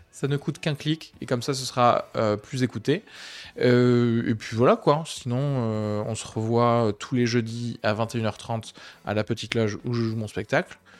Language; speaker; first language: French; native; French